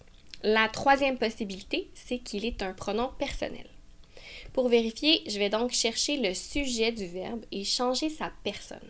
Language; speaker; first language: French; native; French